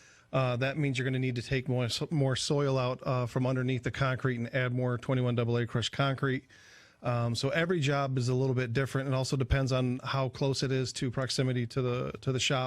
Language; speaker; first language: English; native; English